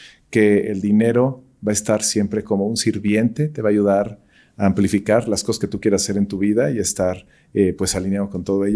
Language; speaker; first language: Spanish; native; Spanish